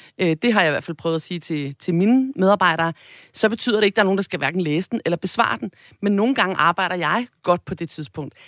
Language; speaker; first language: Danish; native; Danish